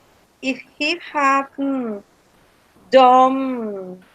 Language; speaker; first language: English; non-native, learner; Spanish